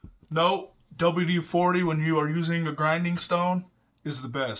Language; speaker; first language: English; native; English